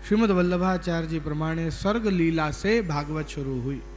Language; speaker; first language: Hindi; non-native, local second language; Gujarati